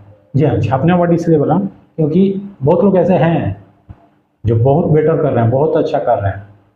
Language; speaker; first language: Hindi; native; Hindi